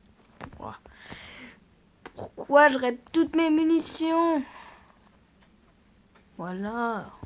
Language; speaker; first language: French; native; French